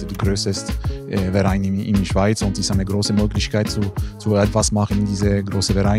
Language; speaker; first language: German; non-native, local second language; French